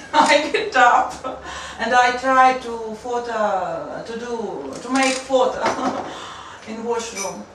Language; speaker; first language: English; non-native, learner; Russian